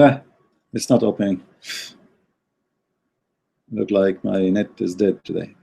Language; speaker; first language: English; non-native, fluent; Arabic